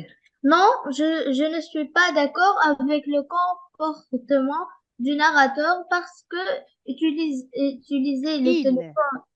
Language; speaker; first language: French; non-native, learner; Arabic